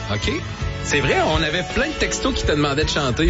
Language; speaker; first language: French; native; French